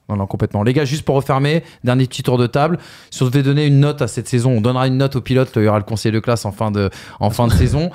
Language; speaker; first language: French; native; French